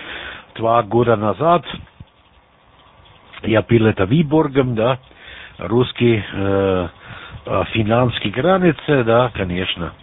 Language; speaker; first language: Russian; non-native, learner; German